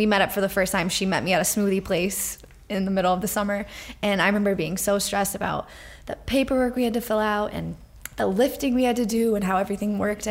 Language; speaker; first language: English; native; English